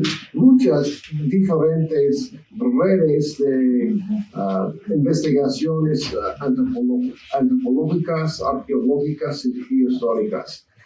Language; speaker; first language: Spanish; non-native, learner; English